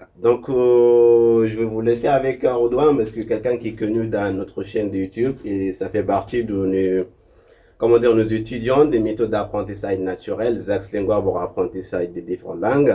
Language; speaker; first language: French; non-native, local second language; Arabic